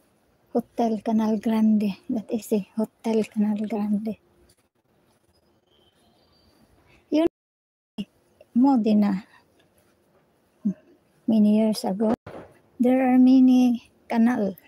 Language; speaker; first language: English; non-native, local second language; Filipino